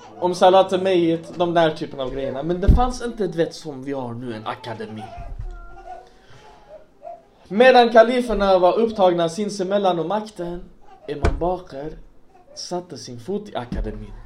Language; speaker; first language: Swedish; non-native, local second language; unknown